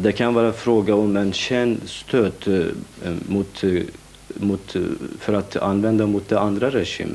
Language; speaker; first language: Swedish; non-native, fluent; Kurdish